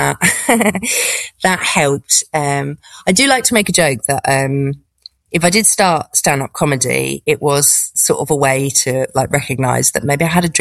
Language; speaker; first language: English; native; English